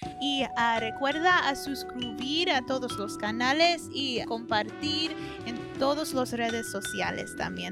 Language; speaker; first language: Spanish; early bilingual, heritage; Spanish